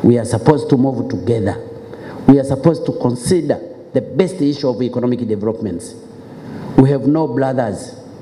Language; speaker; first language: English; non-native, local second language; Swahili